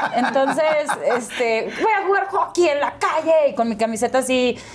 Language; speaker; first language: Spanish; native; Spanish